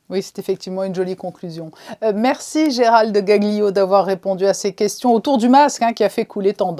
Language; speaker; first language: French; native; French